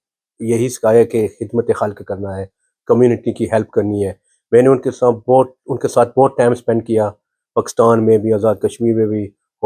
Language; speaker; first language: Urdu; early bilingual, heritage; Urdu